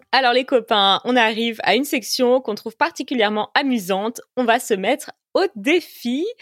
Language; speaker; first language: French; native; French